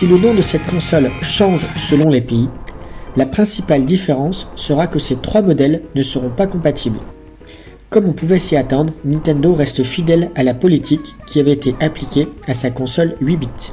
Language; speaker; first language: French; native; French